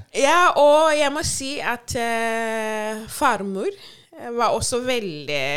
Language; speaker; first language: Norwegian; non-native, fluent; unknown